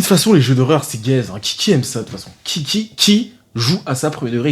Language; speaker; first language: French; native; French